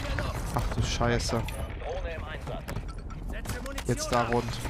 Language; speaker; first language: German; native; German